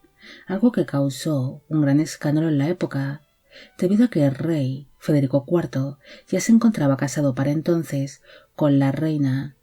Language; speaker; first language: Spanish; native; Spanish